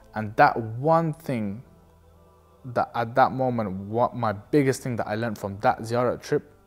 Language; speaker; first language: English; native; English